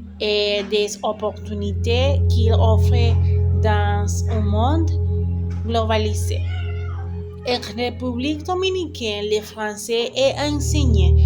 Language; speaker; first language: French; non-native, learner; Spanish